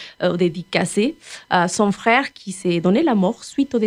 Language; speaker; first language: French; native; French